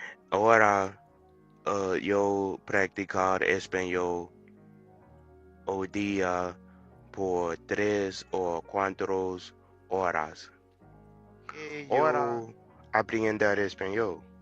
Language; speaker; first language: Spanish; non-native, learner; English